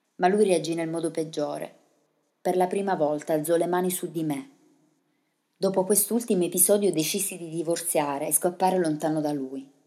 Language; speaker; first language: Italian; early bilingual, other home language; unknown